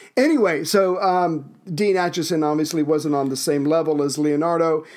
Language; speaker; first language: English; native; English